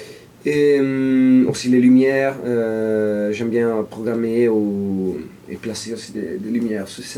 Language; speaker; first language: French; non-native, fluent; Italian